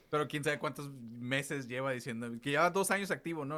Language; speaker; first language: Spanish; native; Spanish